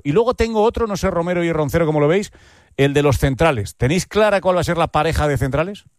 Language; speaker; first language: Spanish; native; Spanish